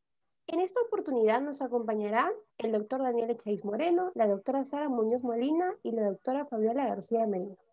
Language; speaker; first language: Spanish; native; Spanish